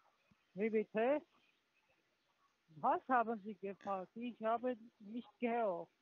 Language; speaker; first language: German; non-native, learner; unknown